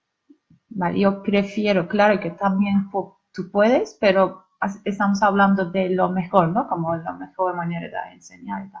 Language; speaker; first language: Spanish; non-native, learner; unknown